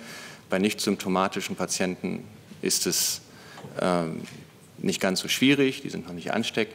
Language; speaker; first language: German; native; German